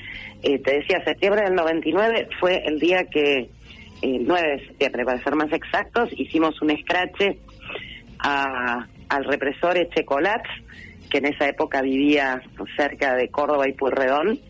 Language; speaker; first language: Spanish; native; Spanish